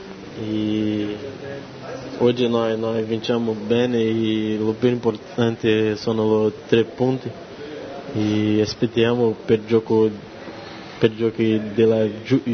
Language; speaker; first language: Italian; non-native, learner; Portuguese